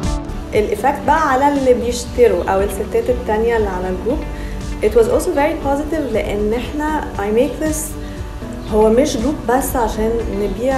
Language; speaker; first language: Arabic; native; Arabic